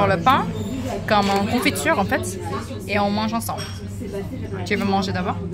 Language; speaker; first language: French; non-native, learner; Korean